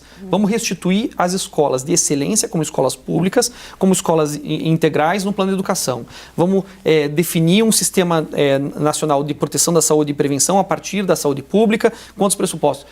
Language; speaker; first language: Portuguese; native; Portuguese